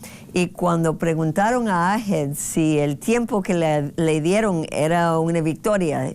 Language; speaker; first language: Spanish; non-native, fluent; English